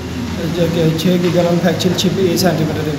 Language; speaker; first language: Korean; non-native, learner; Punjabi